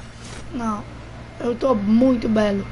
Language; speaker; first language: Portuguese; non-native, fluent; Italian